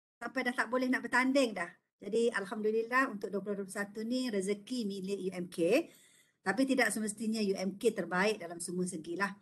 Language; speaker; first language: Malay; native; Malay